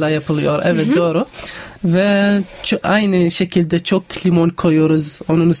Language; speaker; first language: Turkish; non-native, learner; Arabic